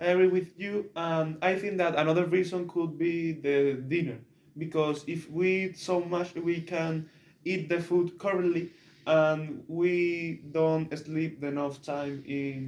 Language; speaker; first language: English; non-native, learner; Spanish